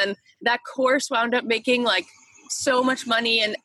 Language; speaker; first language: English; native; English